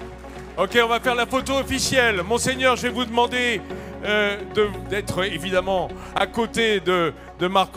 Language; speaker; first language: French; native; French